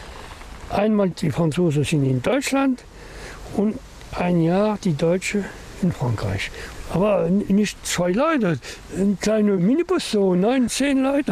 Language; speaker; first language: German; non-native, learner; French